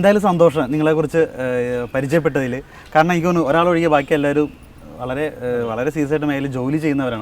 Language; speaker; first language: Malayalam; native; Malayalam